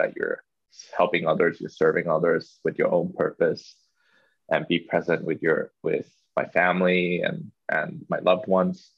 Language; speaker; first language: English; non-native, local second language; Chinese